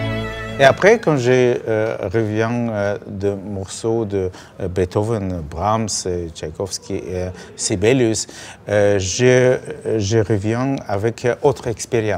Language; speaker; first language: French; non-native, learner; Russian